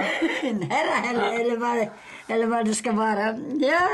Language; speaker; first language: Swedish; early bilingual, heritage; Swedish